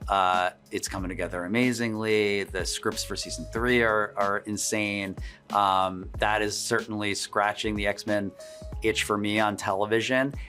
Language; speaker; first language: English; native; English